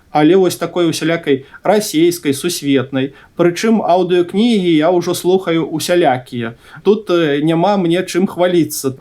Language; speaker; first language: Belarusian; native; Belarusian